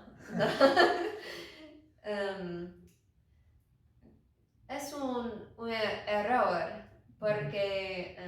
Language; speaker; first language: Spanish; non-native, learner; English